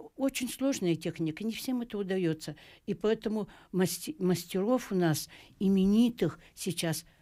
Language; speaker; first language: Russian; native; Russian